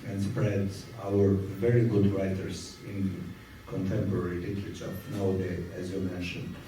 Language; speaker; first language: English; non-native, fluent; Albanian